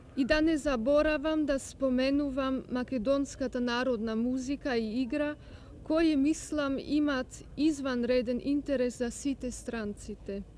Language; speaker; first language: Macedonian; non-native, learner; German